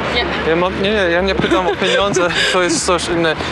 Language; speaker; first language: Polish; non-native, learner; English